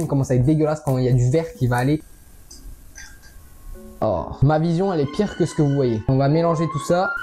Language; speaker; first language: French; native; French